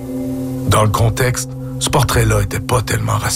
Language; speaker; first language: French; native; French